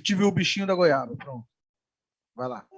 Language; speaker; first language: Portuguese; native; Portuguese